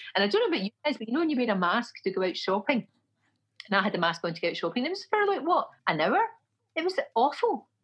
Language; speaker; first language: English; native; English